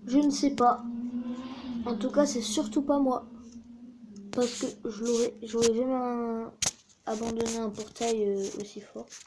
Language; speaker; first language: French; native; French